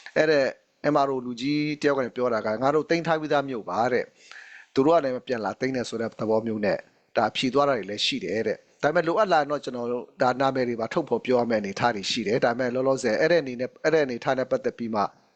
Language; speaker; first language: Burmese; non-native, local second language; Hakha Chin